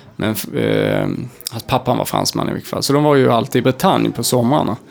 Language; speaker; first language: Swedish; native; Swedish